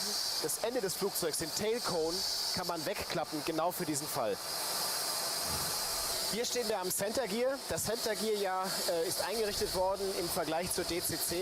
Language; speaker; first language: German; native; German